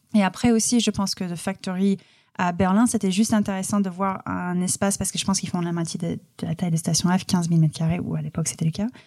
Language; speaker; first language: French; non-native, fluent; English